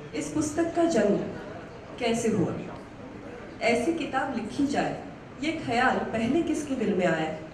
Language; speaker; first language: Hindi; non-native, local second language; Marathi